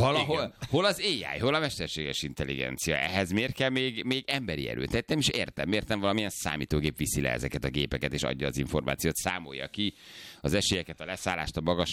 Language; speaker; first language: Hungarian; native; Hungarian